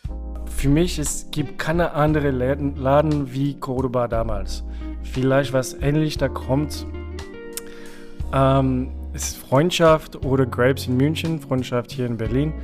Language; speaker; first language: German; non-native, fluent; French